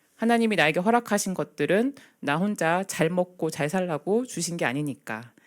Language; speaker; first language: Korean; native; Korean